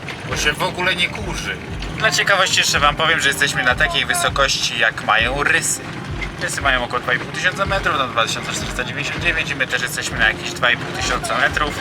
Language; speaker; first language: Polish; native; Polish